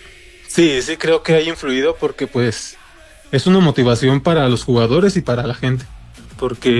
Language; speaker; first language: Spanish; native; Spanish